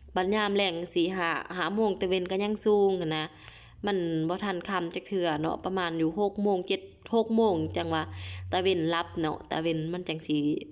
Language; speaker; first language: Lao; non-native, local second language; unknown